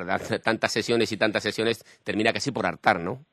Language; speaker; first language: Spanish; native; Spanish